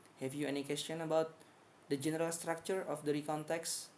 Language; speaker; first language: English; non-native, fluent; Indonesian